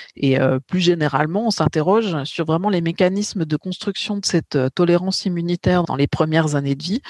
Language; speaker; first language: French; native; French